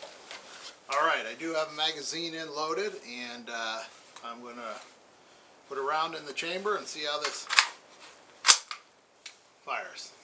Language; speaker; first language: English; native; English